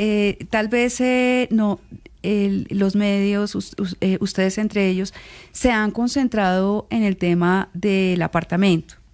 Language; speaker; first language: Spanish; native; Spanish